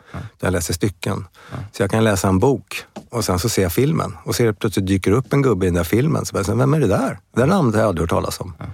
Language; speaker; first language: Swedish; native; Swedish